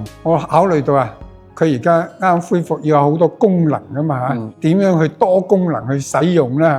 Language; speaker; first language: Cantonese; native; Cantonese